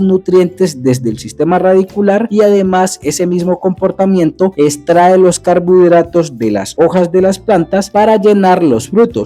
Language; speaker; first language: Spanish; native; Spanish